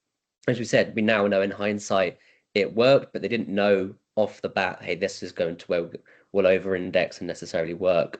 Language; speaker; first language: English; native; English